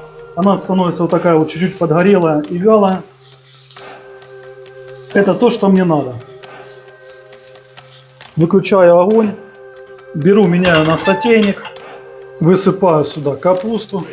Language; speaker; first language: Russian; native; Russian